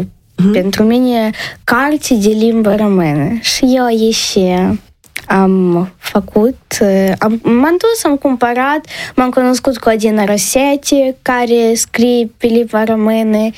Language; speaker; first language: Romanian; non-native, local second language; Ukrainian